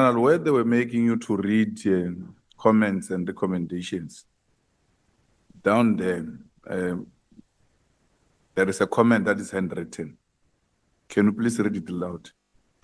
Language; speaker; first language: English; non-native, local second language; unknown